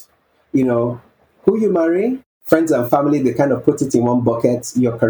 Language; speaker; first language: English; non-native, local second language; Yoruba